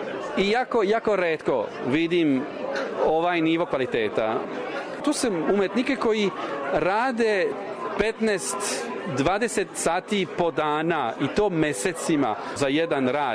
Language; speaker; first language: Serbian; non-native, fluent; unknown